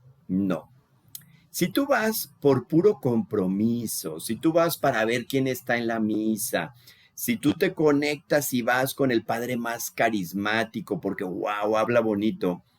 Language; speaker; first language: Spanish; native; Spanish